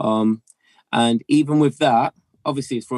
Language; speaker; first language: English; native; English